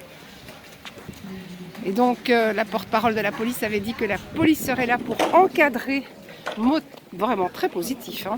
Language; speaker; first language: French; native; French